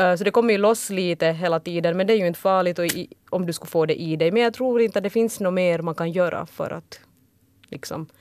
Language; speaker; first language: Swedish; early bilingual, other home language; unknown